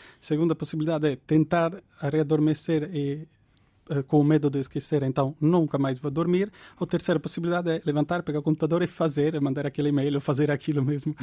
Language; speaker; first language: Portuguese; non-native, fluent; Italian